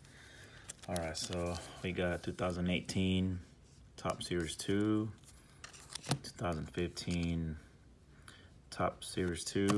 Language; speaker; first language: English; native; English